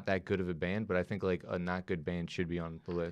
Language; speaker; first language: English; native; English